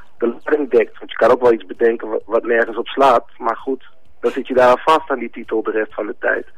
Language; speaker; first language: Dutch; early bilingual, other home language; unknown